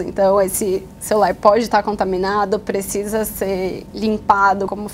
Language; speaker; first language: Portuguese; native; Portuguese